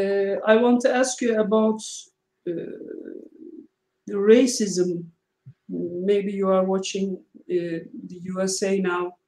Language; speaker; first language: English; non-native, learner; Turkish